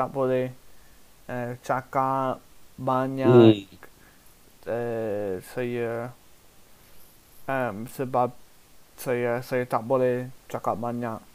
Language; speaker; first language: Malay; non-native, learner; English